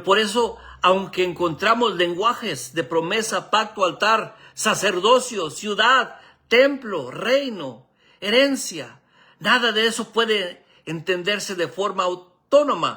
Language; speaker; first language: Spanish; native; Spanish